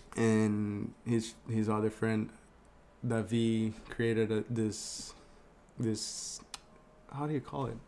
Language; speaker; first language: English; non-native, fluent; Portuguese